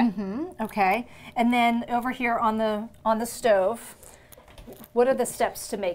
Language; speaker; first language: English; non-native, local second language; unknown